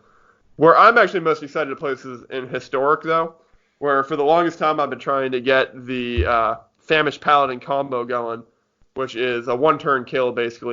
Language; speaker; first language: English; native; English